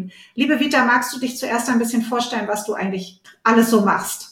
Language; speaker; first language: German; native; German